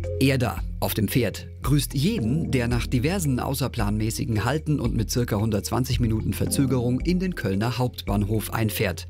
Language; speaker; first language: German; native; German